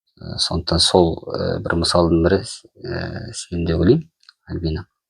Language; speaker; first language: Kazakh; native; Kazakh